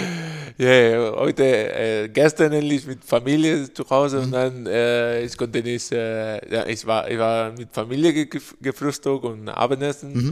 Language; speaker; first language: German; non-native, learner; Spanish